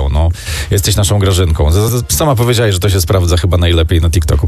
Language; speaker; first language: Polish; native; Polish